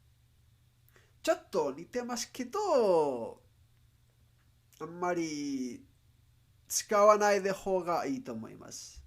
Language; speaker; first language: Japanese; non-native, learner; Spanish